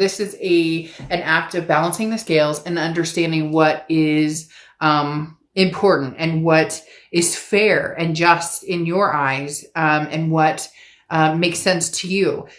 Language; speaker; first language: English; native; English